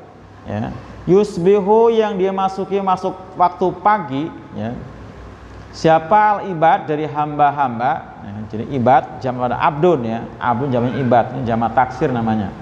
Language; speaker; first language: Indonesian; native; Indonesian